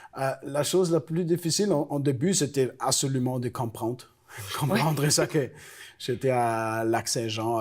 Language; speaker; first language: French; non-native, fluent; Italian